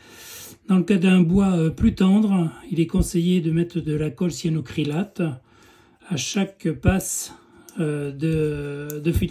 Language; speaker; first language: French; native; French